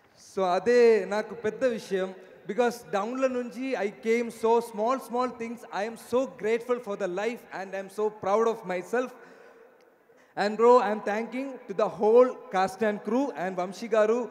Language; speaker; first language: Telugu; non-native, learner; Malayalam